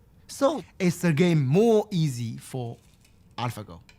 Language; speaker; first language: English; non-native, learner; Chinese